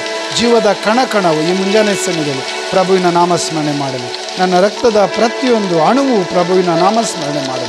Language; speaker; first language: Kannada; native; Kannada